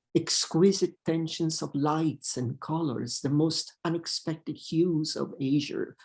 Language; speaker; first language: English; non-native, fluent; Italian